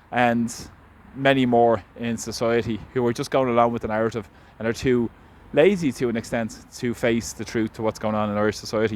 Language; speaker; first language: English; native; English